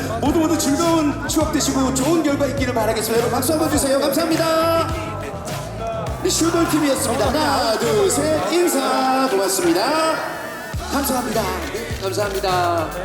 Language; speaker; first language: Korean; native; Korean